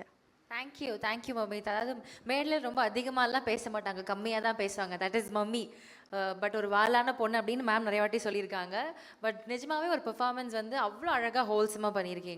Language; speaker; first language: Tamil; native; Tamil